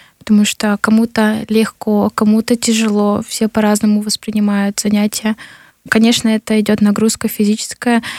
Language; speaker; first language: Russian; native; Russian